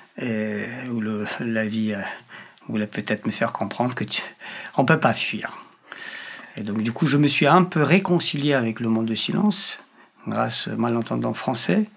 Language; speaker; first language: French; non-native, fluent; Polish